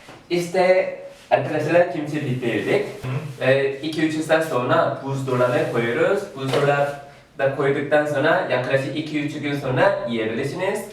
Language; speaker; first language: Turkish; non-native, fluent; Korean